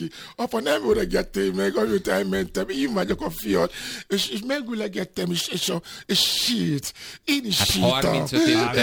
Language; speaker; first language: Hungarian; non-native, fluent; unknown